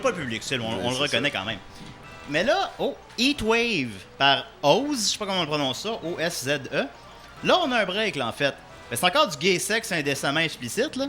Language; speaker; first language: French; native; French